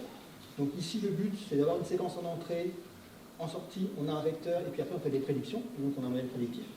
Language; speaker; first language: French; native; French